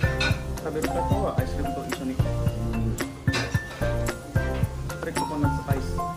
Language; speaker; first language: Japanese; non-native, fluent; Indonesian